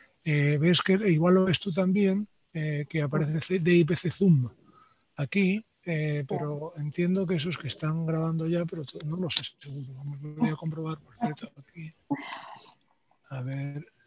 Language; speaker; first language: Spanish; native; Spanish